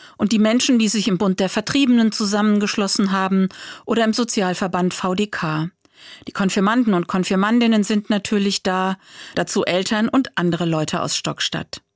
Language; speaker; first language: German; native; German